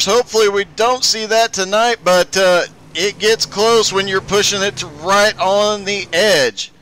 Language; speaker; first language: English; native; English